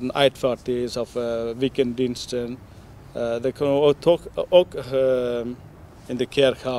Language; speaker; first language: Dutch; non-native, learner; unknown